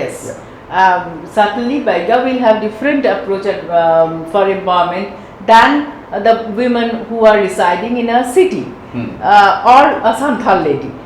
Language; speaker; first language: English; non-native, local second language; Bangla